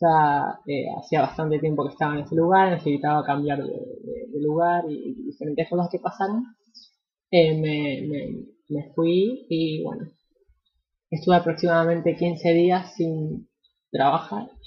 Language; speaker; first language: Spanish; native; Spanish